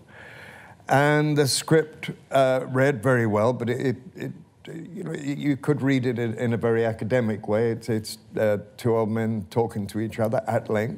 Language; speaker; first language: English; native; English